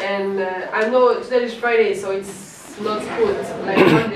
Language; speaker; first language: English; non-native, fluent; French